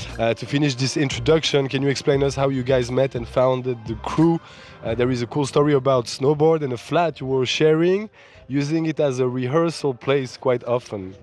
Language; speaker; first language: English; non-native, fluent; French